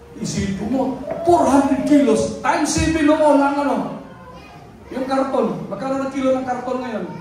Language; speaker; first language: Filipino; non-native, local second language; Cebuano